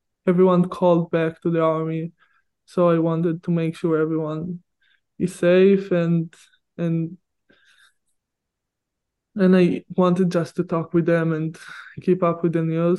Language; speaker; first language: English; non-native, fluent; Hebrew